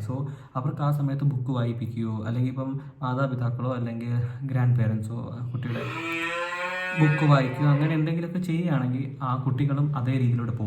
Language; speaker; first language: Malayalam; native; Malayalam